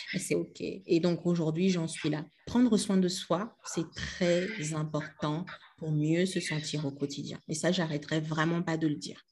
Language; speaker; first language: French; non-native, local second language; Lingala